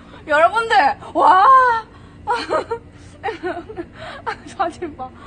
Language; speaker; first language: Korean; native; Korean